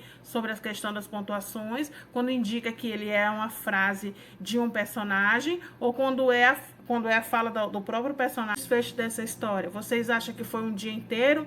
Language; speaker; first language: Portuguese; native; Portuguese